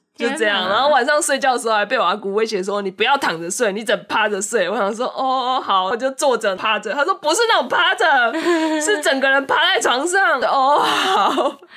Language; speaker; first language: Chinese; early bilingual, other home language; Japanese